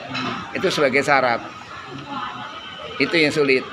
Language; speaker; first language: Indonesian; native; Indonesian